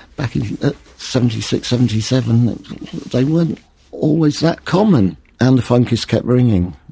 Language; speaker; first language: English; native; English